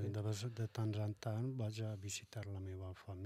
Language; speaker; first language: Catalan; non-native, learner; Arabic